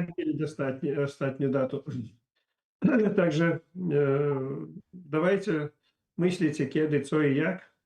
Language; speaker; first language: Polish; non-native, learner; Belarusian